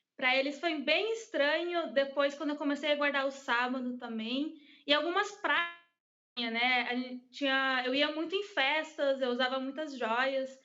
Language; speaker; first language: Portuguese; early bilingual, heritage; English